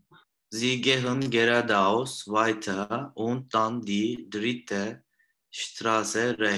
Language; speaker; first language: German; non-native, learner; Turkish